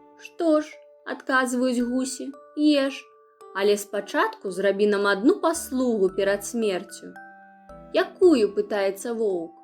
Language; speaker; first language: Belarusian; non-native, local second language; Russian